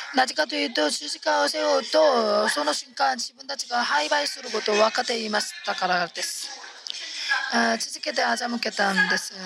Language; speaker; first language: Japanese; non-native, fluent; Korean